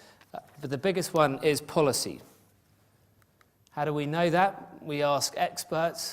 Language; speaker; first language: English; native; English